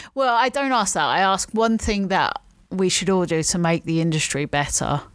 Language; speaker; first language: English; native; English